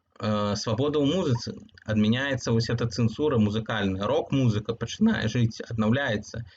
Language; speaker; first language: Belarusian; native; Belarusian